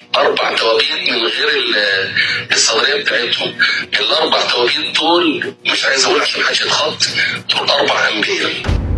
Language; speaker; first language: Arabic; native; Arabic